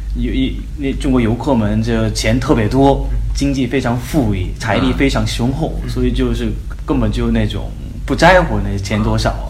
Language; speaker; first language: Chinese; non-native, fluent; Korean